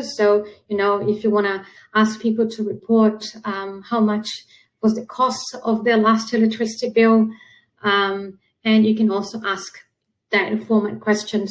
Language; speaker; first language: English; non-native, fluent; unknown